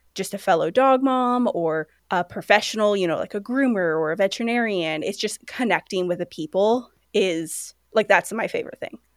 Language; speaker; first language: English; native; English